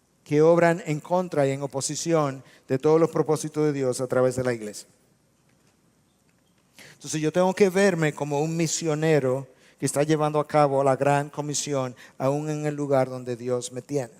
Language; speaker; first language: Spanish; native; Spanish